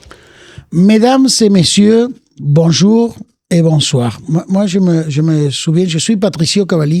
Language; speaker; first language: French; non-native, fluent; Spanish